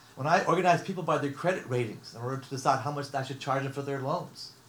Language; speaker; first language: English; native; English